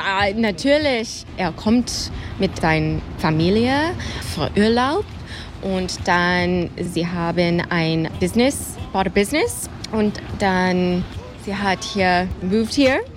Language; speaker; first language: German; non-native, learner; English